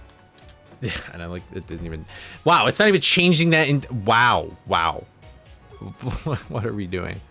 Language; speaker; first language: English; native; English